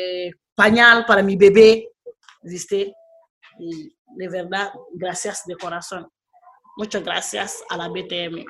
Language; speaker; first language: Spanish; non-native, learner; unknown